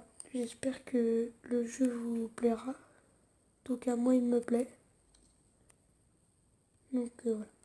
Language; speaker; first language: French; native; French